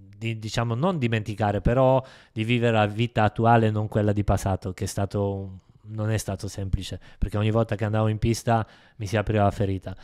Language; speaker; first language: Italian; non-native, fluent; Polish